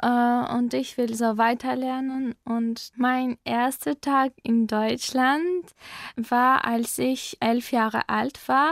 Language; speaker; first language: German; non-native, learner; Armenian